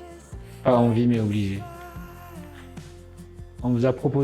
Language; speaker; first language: French; native; French